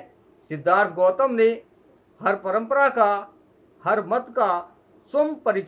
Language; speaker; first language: Hindi; native; Hindi